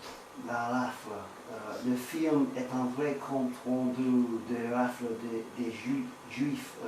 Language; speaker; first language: French; non-native, learner; English